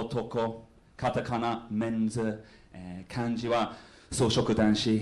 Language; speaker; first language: Japanese; non-native, fluent; English